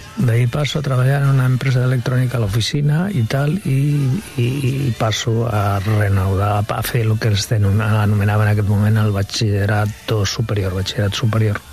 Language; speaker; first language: Catalan; non-native, local second language; Spanish